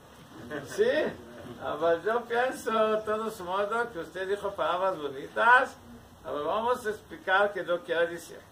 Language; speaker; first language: Spanish; non-native, learner; Hebrew